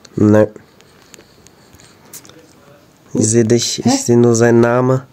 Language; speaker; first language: German; native; German